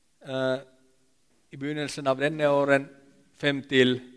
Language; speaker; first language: Swedish; non-native, local second language; Finnish